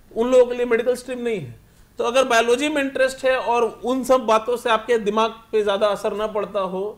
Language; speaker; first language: Hindi; native; Hindi